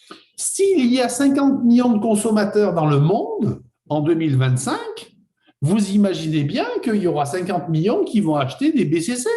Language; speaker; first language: French; native; French